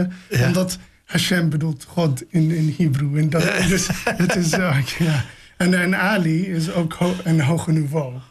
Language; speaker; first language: Dutch; non-native, fluent; English